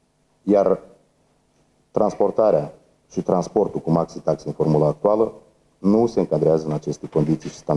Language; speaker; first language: Romanian; native; Romanian